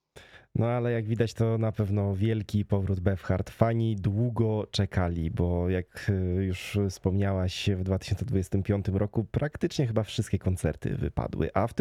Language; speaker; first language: Polish; native; Polish